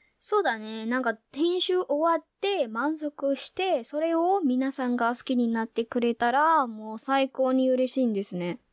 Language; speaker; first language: Japanese; non-native, fluent; Burmese